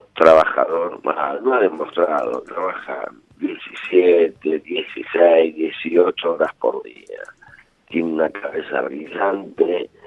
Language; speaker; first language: Spanish; native; Spanish